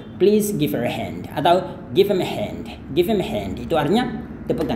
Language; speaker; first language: English; non-native, fluent; Indonesian